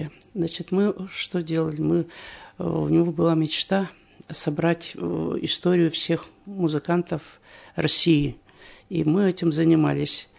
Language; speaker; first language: Russian; native; Russian